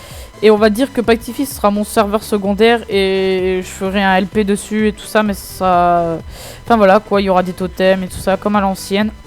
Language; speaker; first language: French; native; French